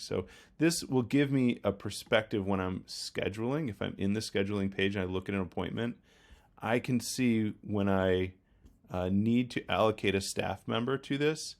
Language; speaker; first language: English; native; English